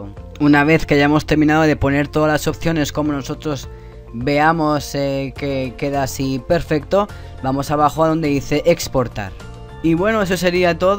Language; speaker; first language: Spanish; native; Spanish